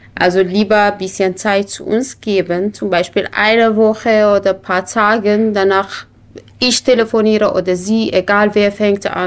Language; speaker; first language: German; non-native, learner; Kurdish